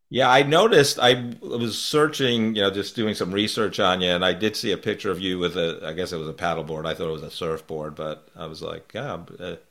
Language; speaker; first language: English; native; English